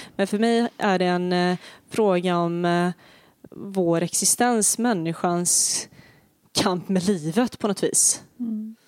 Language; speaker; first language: Swedish; early bilingual, other home language; Bosnian